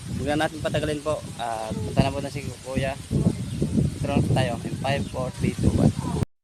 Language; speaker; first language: Filipino; non-native, local second language; Waray